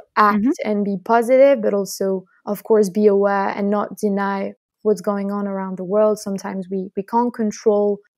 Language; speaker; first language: English; non-native, fluent; French